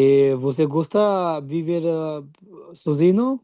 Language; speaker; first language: Portuguese; non-native, learner; Bangla